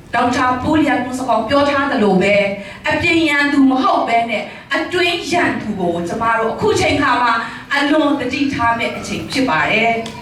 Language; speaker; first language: Burmese; non-native, local second language; Hakha Chin